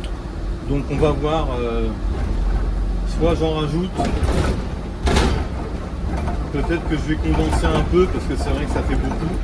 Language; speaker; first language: French; native; French